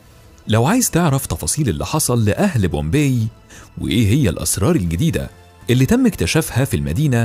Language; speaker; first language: Arabic; native; Arabic